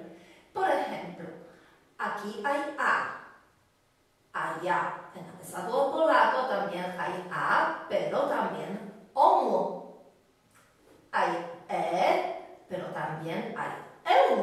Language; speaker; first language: Spanish; non-native, fluent; Polish